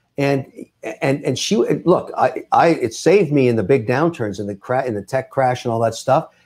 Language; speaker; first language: English; native; English